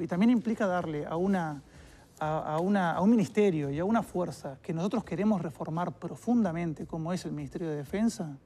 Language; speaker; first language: Spanish; native; Spanish